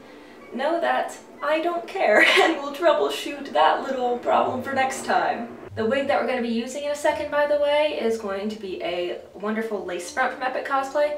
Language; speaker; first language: English; native; English